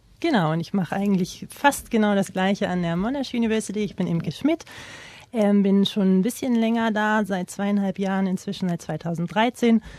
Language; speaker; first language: German; native; German